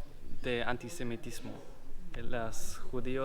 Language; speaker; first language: Spanish; non-native, learner; German